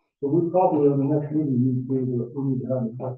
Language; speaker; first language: English; native; English